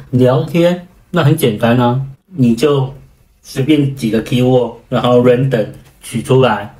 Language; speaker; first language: Chinese; native; Chinese